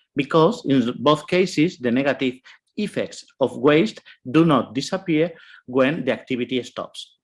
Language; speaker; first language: English; non-native, fluent; Catalan